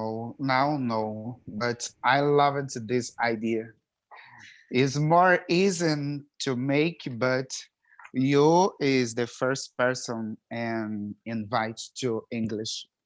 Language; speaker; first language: English; non-native, learner; Portuguese